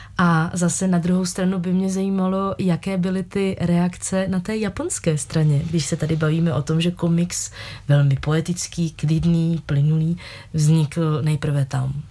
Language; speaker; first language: Czech; native; Czech